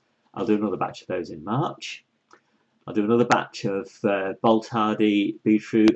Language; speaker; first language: English; native; English